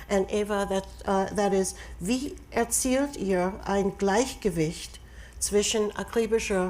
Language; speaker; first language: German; non-native, fluent; English